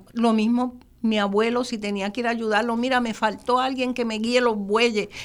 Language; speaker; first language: Spanish; native; Spanish